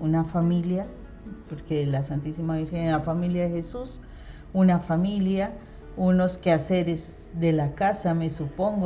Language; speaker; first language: Spanish; native; Spanish